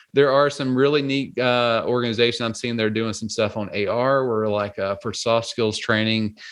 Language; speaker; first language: English; native; English